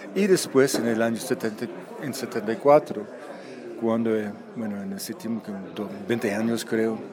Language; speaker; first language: Spanish; non-native, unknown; English